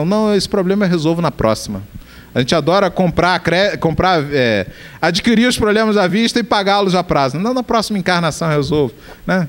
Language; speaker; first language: Portuguese; native; Portuguese